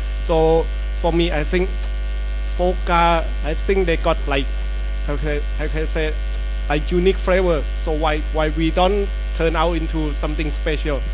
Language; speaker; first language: English; non-native, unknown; Thai